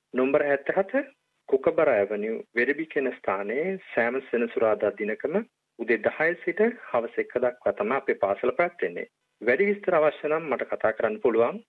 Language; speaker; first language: Sinhala; native; Sinhala